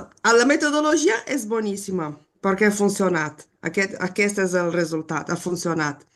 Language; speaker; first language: Catalan; non-native, fluent; Portuguese